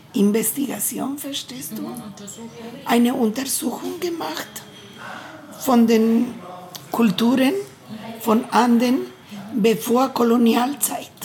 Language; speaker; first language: German; non-native, learner; Spanish